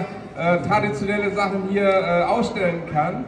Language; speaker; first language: German; non-native, fluent; Bangla